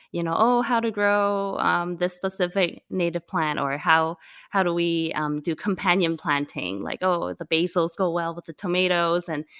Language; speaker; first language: English; non-native, local second language; Cantonese